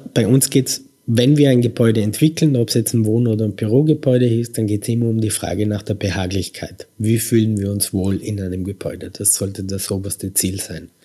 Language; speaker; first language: German; native; German